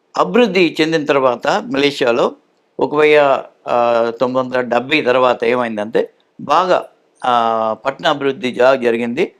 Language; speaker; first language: Telugu; early bilingual, heritage; Telugu